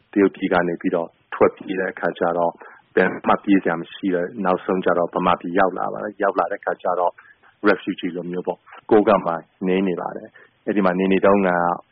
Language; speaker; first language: Burmese; non-native, local second language; Chinese